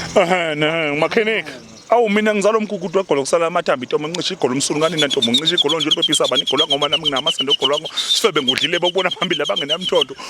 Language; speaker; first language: Zulu; native; Zulu